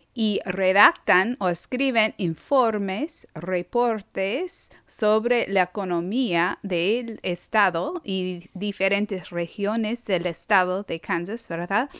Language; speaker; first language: Spanish; non-native, fluent; English